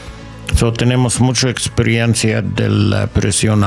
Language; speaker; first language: Spanish; non-native, learner; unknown